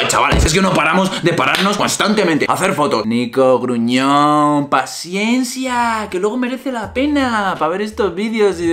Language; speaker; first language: Spanish; native; Spanish